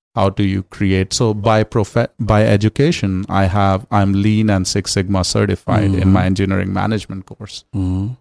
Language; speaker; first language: English; non-native, local second language; Hindi